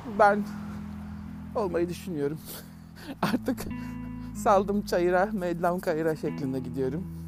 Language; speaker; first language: Turkish; native; Turkish